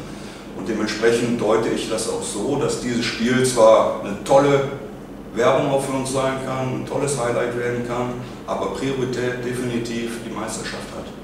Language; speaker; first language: German; native; German